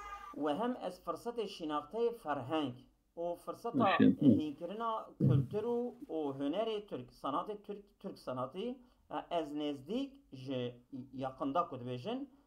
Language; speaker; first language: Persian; non-native, fluent; Kurdish